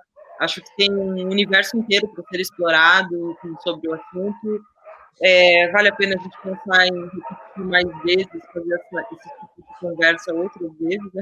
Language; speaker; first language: Portuguese; native; Portuguese